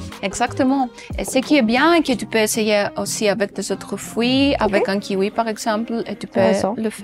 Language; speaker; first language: French; non-native, local second language; Dutch